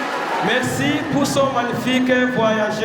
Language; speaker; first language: French; non-native, learner; Kinyarwanda